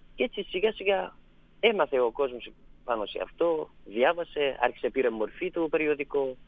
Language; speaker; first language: Greek; non-native, fluent; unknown